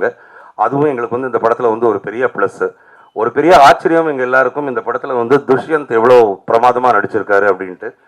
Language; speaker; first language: Tamil; native; Tamil